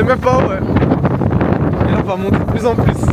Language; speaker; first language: French; native; French